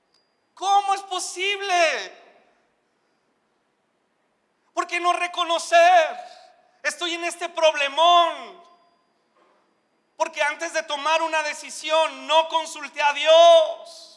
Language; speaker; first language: Spanish; native; Spanish